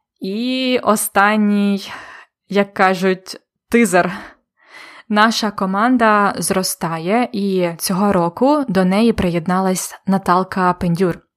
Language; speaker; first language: Ukrainian; native; Ukrainian